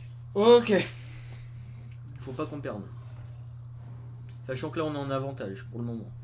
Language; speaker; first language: French; native; French